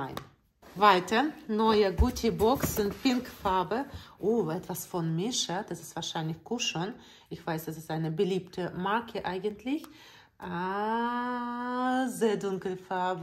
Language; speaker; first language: German; non-native, learner; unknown